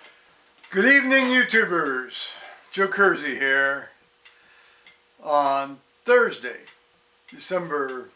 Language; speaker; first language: English; native; English